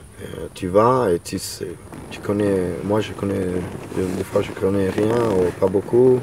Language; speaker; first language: French; non-native, learner; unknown